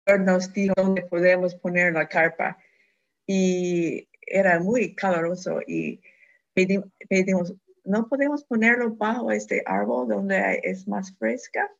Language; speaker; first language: Spanish; non-native, fluent; English